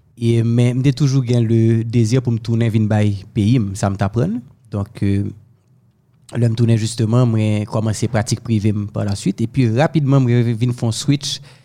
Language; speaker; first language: French; non-native, local second language; Haitian Creole